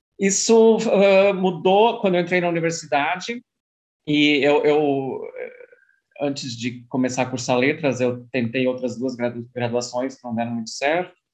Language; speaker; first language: Portuguese; early bilingual, other home language; German